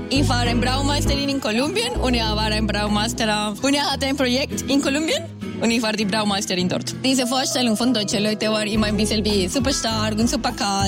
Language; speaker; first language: German; non-native, learner; Spanish